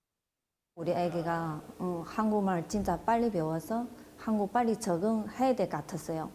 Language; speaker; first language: Korean; non-native, learner; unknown